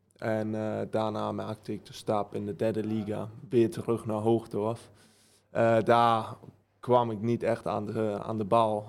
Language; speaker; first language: Dutch; early bilingual, heritage; Dutch